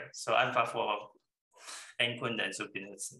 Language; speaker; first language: German; non-native, learner; Chinese